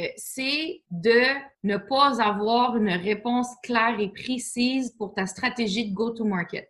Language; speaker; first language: French; native; French